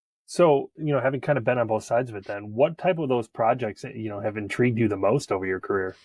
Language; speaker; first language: English; native; English